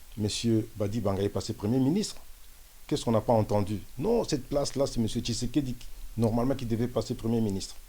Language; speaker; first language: French; non-native, local second language; Lingala